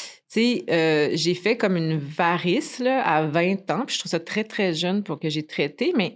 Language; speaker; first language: French; native; French